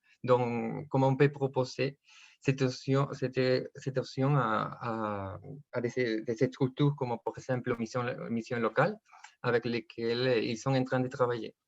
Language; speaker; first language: French; non-native, fluent; Spanish